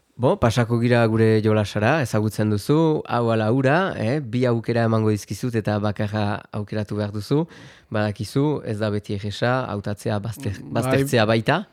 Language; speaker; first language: Basque; native; Basque